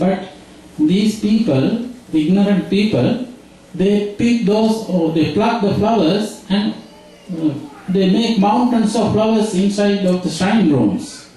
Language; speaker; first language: English; non-native, local second language; Sinhala